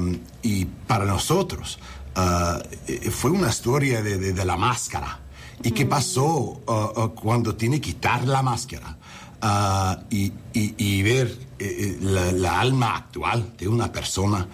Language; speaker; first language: Spanish; non-native, learner; English